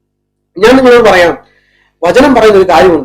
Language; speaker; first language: Malayalam; native; Malayalam